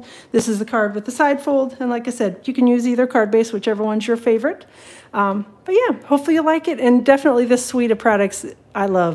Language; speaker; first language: English; native; English